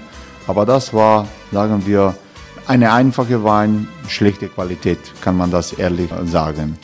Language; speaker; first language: German; non-native, learner; Croatian